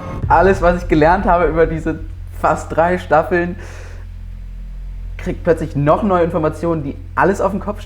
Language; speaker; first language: German; native; German